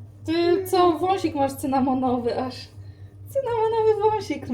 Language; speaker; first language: Polish; native; Polish